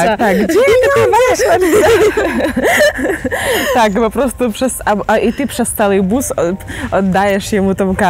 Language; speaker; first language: Polish; non-native, fluent; Ukrainian